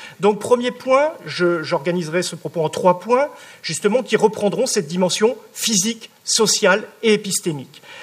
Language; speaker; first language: French; native; French